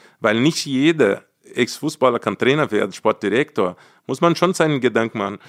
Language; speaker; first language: German; non-native, fluent; Portuguese